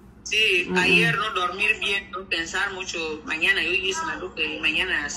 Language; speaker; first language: Spanish; non-native, learner; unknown